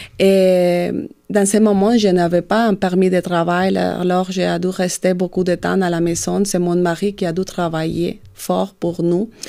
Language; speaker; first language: French; non-native, fluent; Spanish